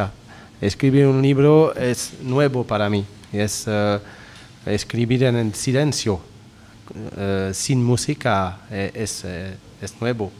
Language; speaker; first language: Spanish; non-native, learner; French